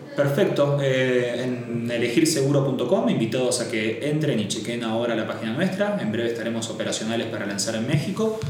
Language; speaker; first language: Spanish; native; Spanish